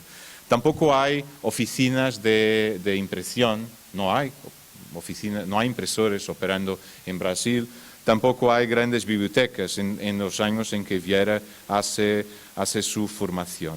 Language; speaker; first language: Spanish; non-native, fluent; Portuguese